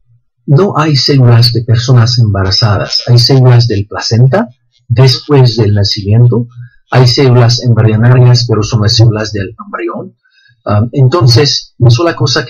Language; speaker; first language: Spanish; non-native, fluent; French